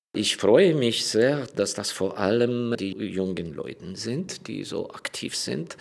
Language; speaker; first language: German; non-native, fluent; Ukrainian